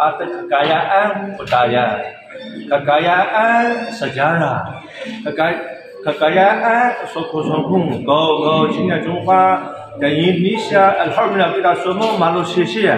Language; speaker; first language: Indonesian; non-native, learner; Chinese